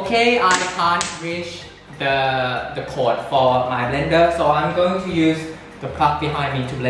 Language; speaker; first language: English; non-native, fluent; Thai